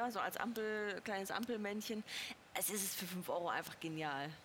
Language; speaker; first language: German; native; German